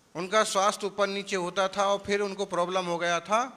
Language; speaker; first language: Hindi; non-native, local second language; Gujarati